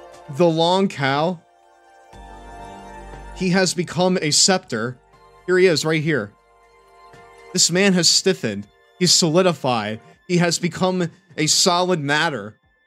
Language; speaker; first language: English; native; English